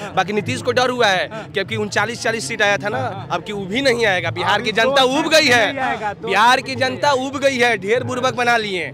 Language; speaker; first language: Hindi; native; Hindi